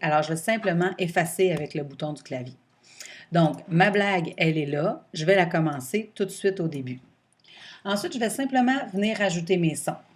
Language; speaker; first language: French; native; French